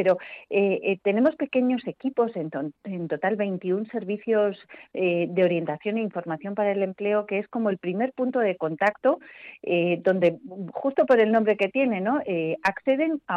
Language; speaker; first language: Spanish; native; Spanish